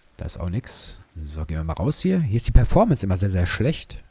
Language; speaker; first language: German; native; German